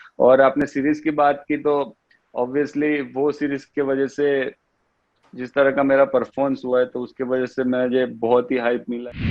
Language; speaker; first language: Hindi; non-native, local second language; Gujarati